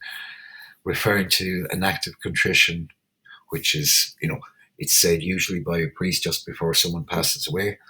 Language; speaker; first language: English; native; English